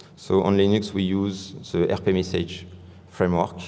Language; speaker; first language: English; non-native, fluent; French